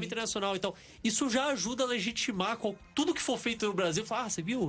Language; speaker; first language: Portuguese; native; Portuguese